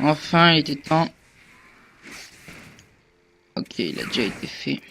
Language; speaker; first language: French; native; French